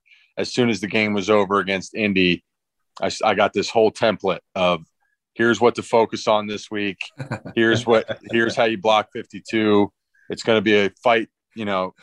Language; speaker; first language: English; native; English